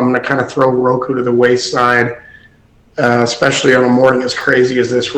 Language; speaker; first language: English; native; English